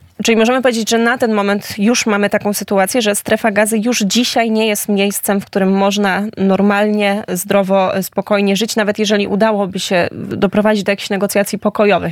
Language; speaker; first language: Polish; native; Polish